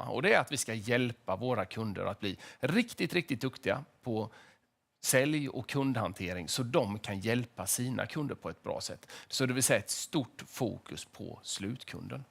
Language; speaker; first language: Swedish; native; Swedish